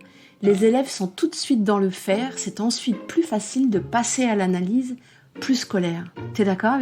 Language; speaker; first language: French; native; French